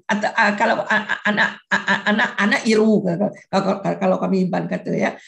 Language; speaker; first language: Malay; non-native, local second language; Iban